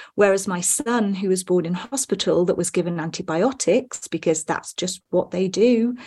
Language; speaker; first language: English; native; English